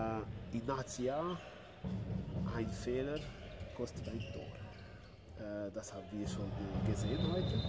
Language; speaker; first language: German; non-native, learner; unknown